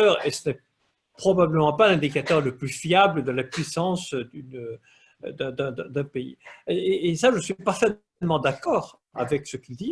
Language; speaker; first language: French; native; French